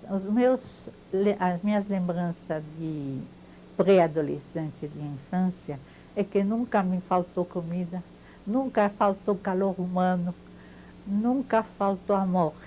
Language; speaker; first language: Portuguese; non-native, fluent; French